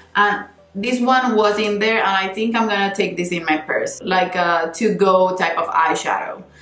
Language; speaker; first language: English; non-native, fluent; Spanish